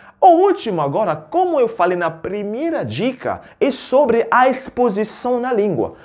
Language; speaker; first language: Portuguese; non-native, fluent; French